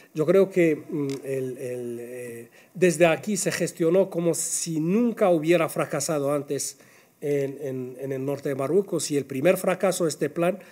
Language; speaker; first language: Spanish; non-native, fluent; Arabic